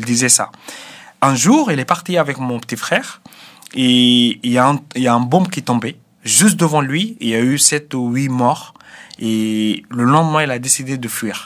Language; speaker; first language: French; non-native, fluent; Arabic